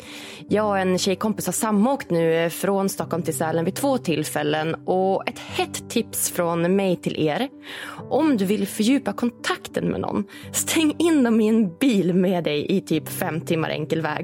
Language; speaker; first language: Swedish; native; Swedish